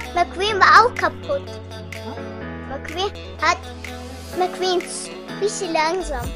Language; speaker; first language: German; early bilingual, other home language; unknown